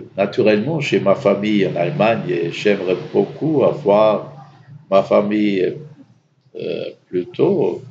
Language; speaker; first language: French; non-native, fluent; German